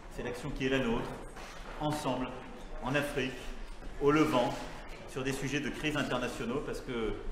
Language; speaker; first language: French; native; French